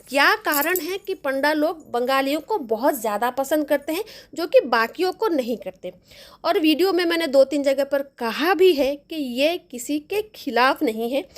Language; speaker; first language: Hindi; non-native, local second language; Bangla